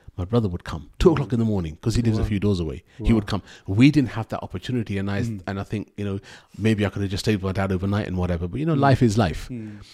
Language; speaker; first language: English; native; English